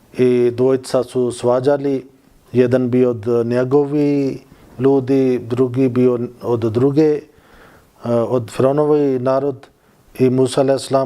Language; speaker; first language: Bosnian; non-native, fluent; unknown